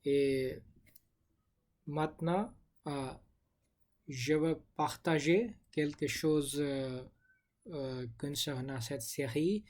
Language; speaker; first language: French; non-native, learner; English